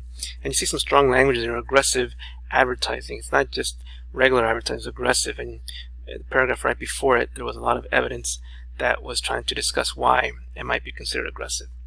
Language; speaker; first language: English; native; English